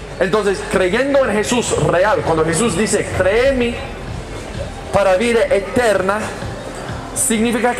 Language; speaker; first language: Spanish; non-native, learner; English